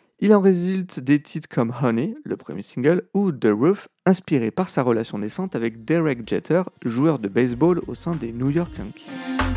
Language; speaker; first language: French; native; French